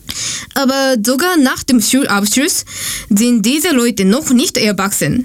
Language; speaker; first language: German; non-native, learner; Japanese